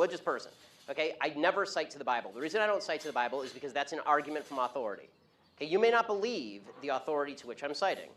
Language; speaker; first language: English; native; English